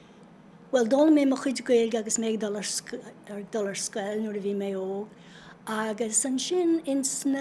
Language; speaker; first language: Irish; non-native, local second language; English